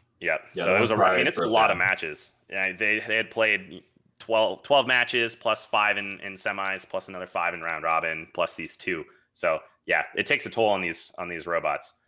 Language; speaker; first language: English; native; English